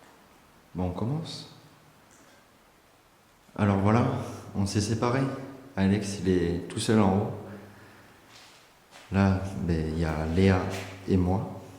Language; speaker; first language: French; native; French